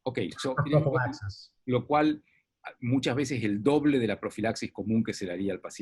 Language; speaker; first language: Spanish; native; Spanish